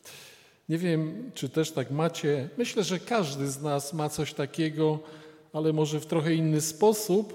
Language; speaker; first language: Polish; native; Polish